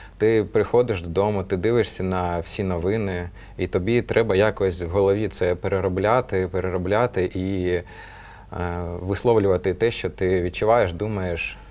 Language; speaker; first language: Ukrainian; non-native, local second language; Russian